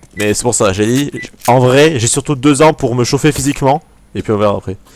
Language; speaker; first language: French; native; French